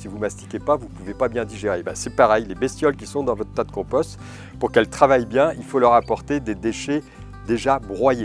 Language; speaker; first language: French; native; French